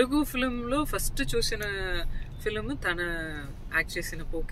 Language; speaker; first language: Telugu; non-native, learner; Tamil